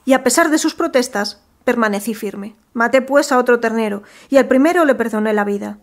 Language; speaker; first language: Spanish; native; Spanish